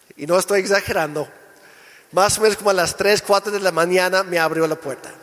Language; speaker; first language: Spanish; non-native, fluent; English